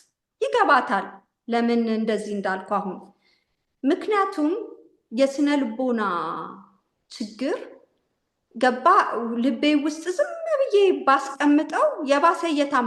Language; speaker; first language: Amharic; native; Amharic